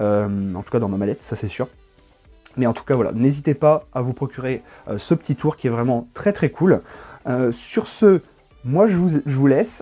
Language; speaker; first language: French; native; French